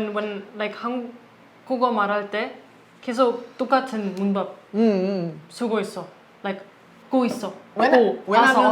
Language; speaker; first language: Korean; non-native, learner; German